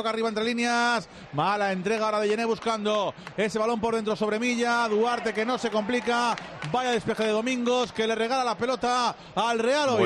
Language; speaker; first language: Spanish; native; Spanish